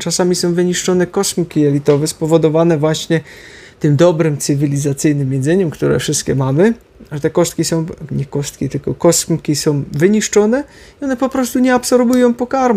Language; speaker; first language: Polish; native; Polish